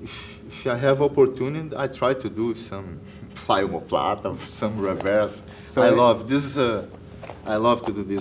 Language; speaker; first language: English; non-native, learner; Portuguese